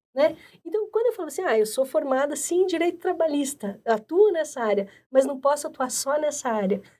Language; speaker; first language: Portuguese; native; Portuguese